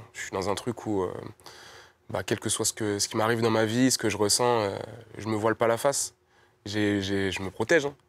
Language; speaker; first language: French; native; French